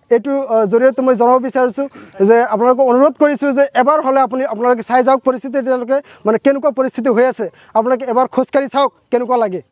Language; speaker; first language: Assamese; non-native, local second language; Bangla